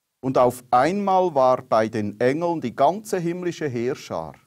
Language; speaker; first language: German; native; German